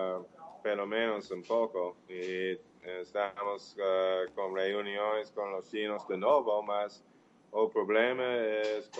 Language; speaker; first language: Portuguese; non-native, learner; English